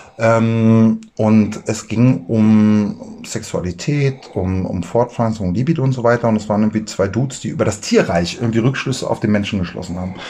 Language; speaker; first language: German; native; German